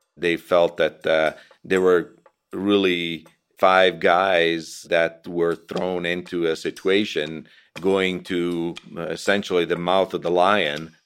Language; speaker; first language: English; non-native, fluent; Italian